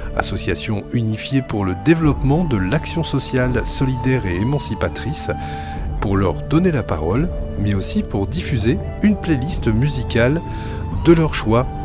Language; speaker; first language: French; native; French